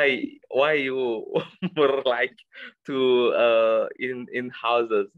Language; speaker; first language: English; non-native, learner; Indonesian